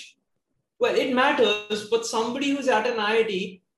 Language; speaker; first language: English; non-native, local second language; Hindi